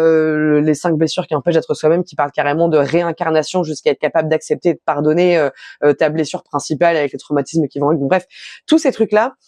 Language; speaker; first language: French; native; French